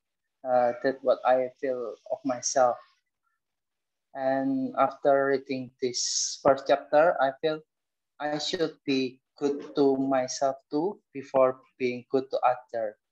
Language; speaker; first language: English; non-native, learner; Indonesian